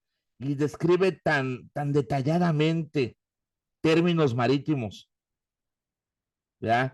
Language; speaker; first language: Spanish; native; Spanish